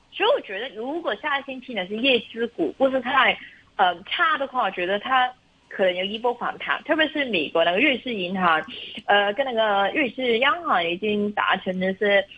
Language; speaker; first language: Chinese; non-native, local second language; Cantonese